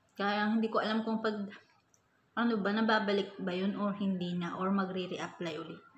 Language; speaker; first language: Filipino; native; Filipino